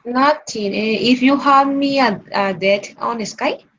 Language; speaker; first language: English; non-native, learner; Spanish